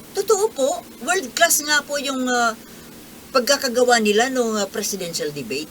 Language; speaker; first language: Filipino; native; Filipino